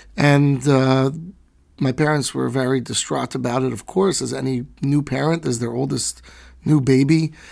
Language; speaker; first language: English; native; English